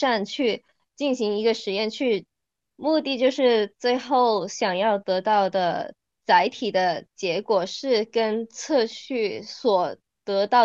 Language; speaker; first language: Chinese; non-native, local second language; Cantonese